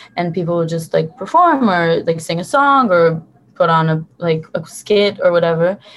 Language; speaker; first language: English; early bilingual, other home language; Hebrew